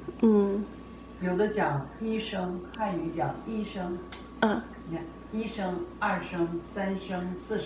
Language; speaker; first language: Chinese; native; Chinese